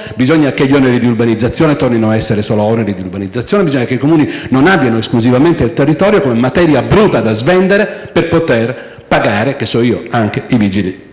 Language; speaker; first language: Italian; native; Italian